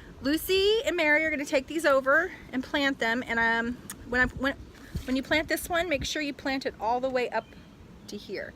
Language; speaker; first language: English; native; English